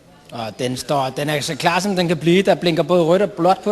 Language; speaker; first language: Danish; native; Danish